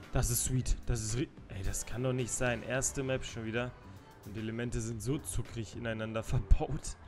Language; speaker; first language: German; native; German